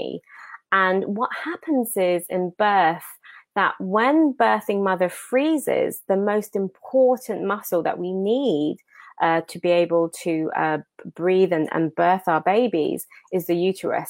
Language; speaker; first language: English; native; English